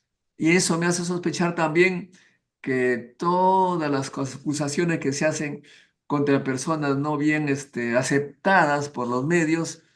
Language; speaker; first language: Spanish; native; Spanish